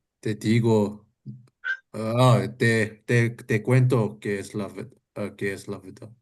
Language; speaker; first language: Spanish; non-native, learner; English